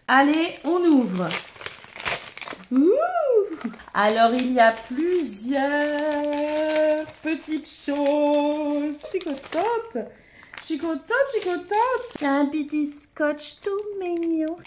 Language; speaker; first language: French; native; French